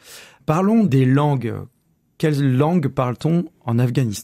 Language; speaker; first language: French; native; French